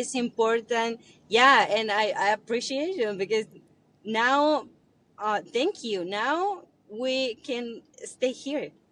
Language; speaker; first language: English; non-native, learner; Spanish